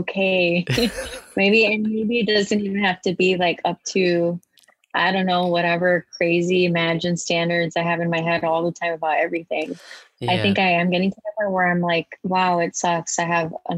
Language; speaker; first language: English; native; English